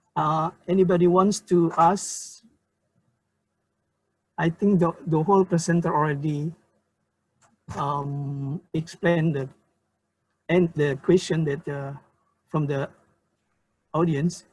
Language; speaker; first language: English; non-native, learner; Indonesian